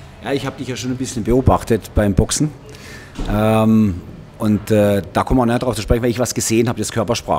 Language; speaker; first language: German; native; German